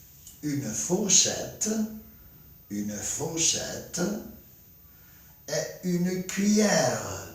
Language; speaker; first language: French; non-native, fluent; Spanish